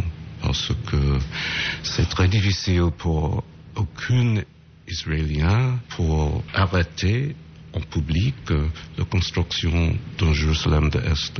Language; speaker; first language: French; non-native, fluent; English